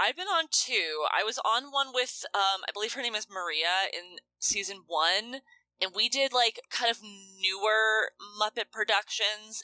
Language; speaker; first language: English; native; English